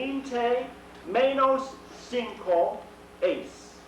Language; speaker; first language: Spanish; non-native, fluent; English